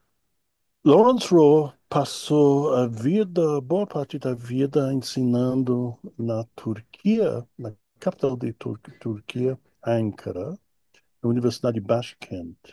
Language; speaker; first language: Portuguese; non-native, fluent; English